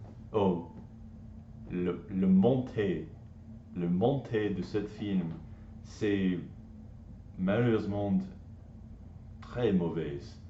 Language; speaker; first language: French; non-native, learner; English